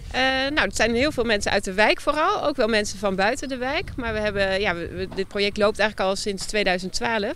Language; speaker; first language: Dutch; native; Dutch